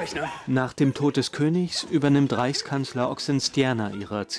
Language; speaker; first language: German; native; German